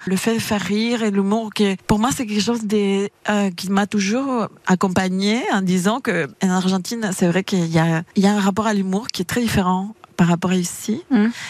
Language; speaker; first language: French; non-native, fluent; Spanish